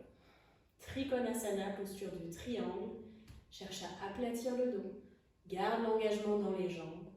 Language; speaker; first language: French; native; French